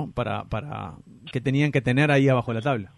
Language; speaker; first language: Spanish; native; Spanish